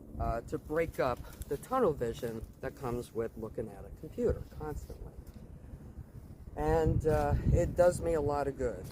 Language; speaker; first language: English; native; English